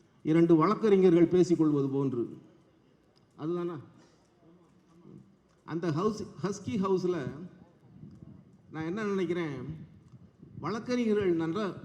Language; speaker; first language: Tamil; native; Tamil